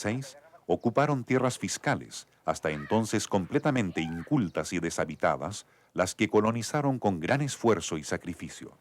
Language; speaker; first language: Spanish; native; Spanish